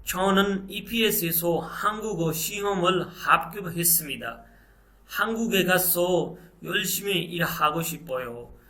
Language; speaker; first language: Korean; non-native, learner; Urdu